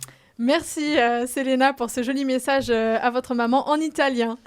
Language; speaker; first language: French; native; French